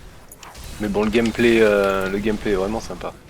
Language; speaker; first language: French; native; French